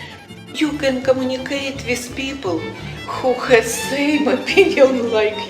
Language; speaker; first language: English; non-native, learner; Russian